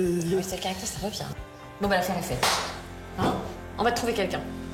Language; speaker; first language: French; native; French